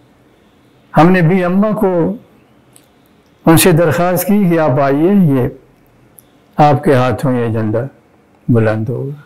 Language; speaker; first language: Urdu; native; Urdu